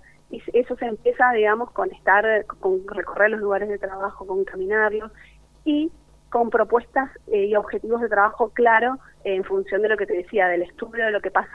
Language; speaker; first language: Spanish; native; Spanish